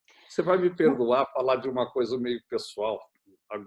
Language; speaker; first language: Portuguese; native; Portuguese